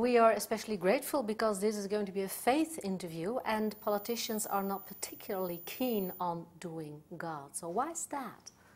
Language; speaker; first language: English; non-native, fluent; Dutch